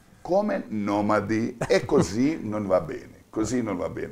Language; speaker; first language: Italian; non-native, fluent; Croatian